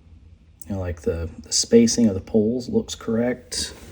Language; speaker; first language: English; native; English